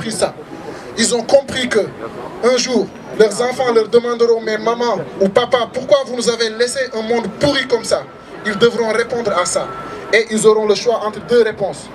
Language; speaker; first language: French; non-native, local second language; Wolof